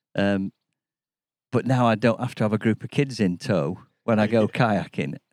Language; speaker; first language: English; native; English